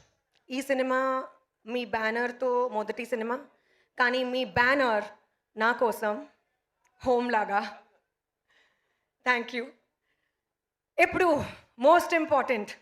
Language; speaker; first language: Telugu; non-native, learner; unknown